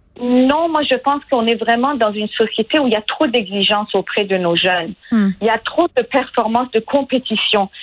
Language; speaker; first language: French; non-native, fluent; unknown